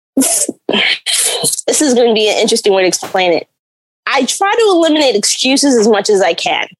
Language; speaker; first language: English; native; English